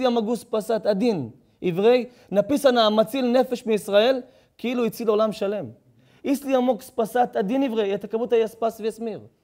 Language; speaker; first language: Russian; non-native, learner; Hebrew